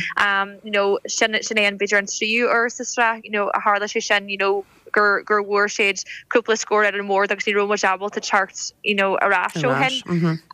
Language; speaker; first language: Irish; native; Irish